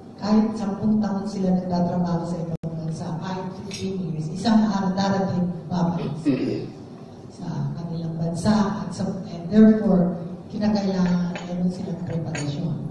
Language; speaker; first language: Filipino; native; Filipino